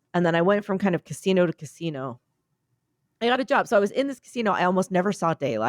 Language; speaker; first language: English; native; English